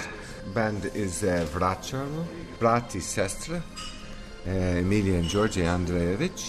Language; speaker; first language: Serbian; non-native, learner; English